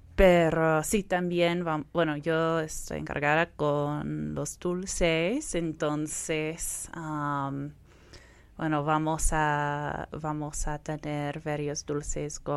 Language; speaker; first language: Spanish; non-native, learner; Persian